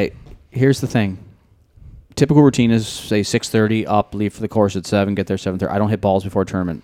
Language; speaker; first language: English; native; English